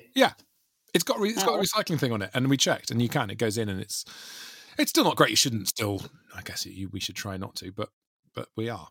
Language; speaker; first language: English; native; English